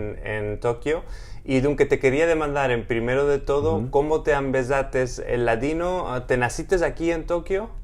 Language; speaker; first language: Spanish; non-native, fluent; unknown